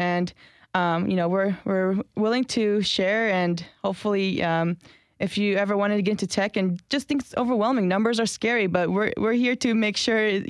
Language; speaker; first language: English; early bilingual, other home language; Kurdish